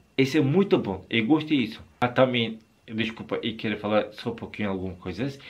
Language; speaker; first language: Portuguese; non-native, learner; Turkish